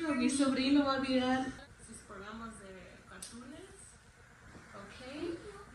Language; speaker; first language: Spanish; early bilingual, heritage; Spanish